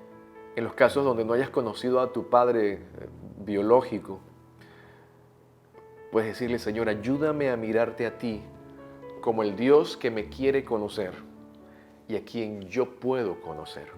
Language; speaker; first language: Spanish; native; Spanish